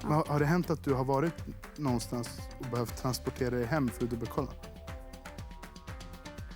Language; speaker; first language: Swedish; native; Swedish